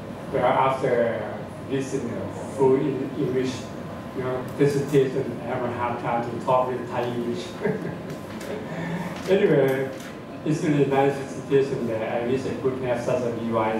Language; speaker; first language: English; non-native, fluent; Thai